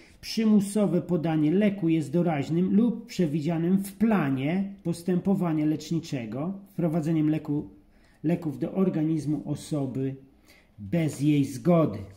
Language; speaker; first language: Polish; native; Polish